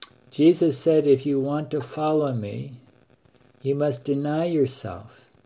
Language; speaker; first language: English; native; English